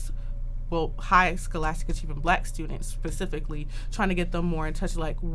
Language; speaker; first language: English; native; English